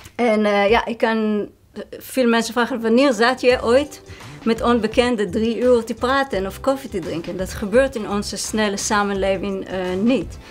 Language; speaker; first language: Dutch; non-native, fluent; Hebrew